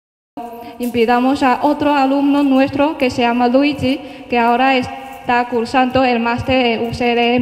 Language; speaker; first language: Spanish; non-native, fluent; Chinese